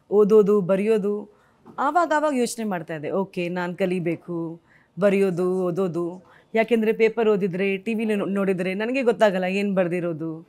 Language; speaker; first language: Kannada; non-native, fluent; Hindi